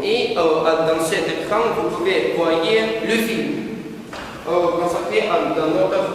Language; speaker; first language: French; non-native, learner; Russian